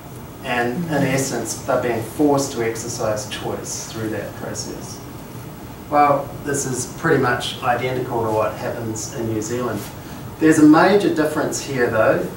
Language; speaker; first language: English; native; English